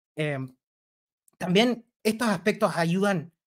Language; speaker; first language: Spanish; native; Spanish